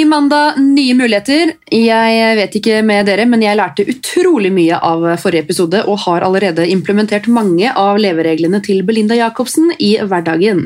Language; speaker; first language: Norwegian; native; Norwegian